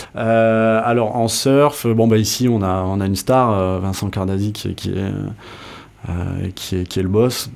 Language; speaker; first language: French; native; French